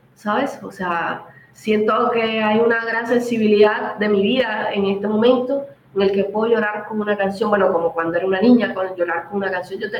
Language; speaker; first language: Spanish; native; Spanish